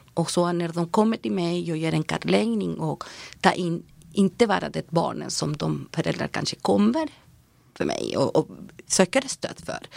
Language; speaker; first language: Swedish; non-native, fluent; Spanish